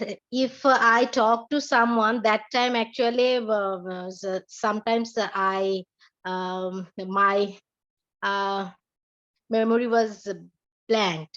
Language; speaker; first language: English; non-native, learner; Bangla